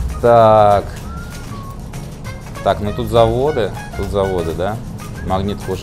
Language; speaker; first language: Russian; native; Russian